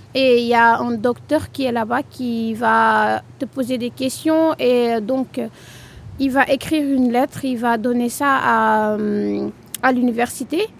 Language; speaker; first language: French; non-native, local second language; Wolof